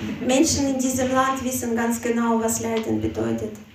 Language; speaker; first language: German; non-native, learner; Russian